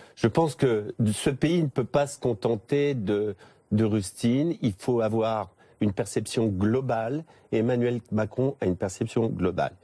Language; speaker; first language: French; native; French